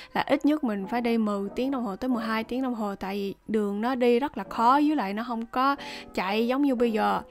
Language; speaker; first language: Vietnamese; early bilingual, heritage; Vietnamese